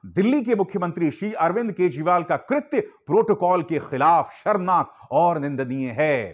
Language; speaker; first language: Hindi; native; Hindi